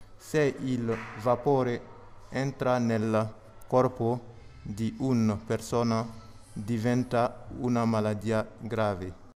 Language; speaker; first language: Italian; non-native, learner; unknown